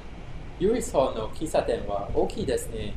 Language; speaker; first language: Japanese; non-native, learner; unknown